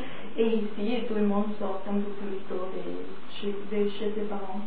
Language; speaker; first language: French; non-native, fluent; Spanish